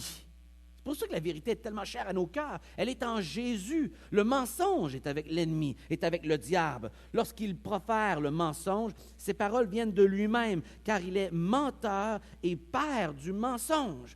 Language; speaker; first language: French; native; French